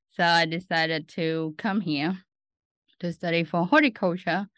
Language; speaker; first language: English; non-native, fluent; Vietnamese